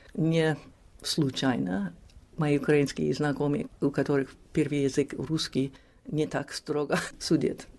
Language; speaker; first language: Russian; non-native, fluent; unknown